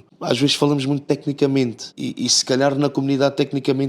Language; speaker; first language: Portuguese; native; Portuguese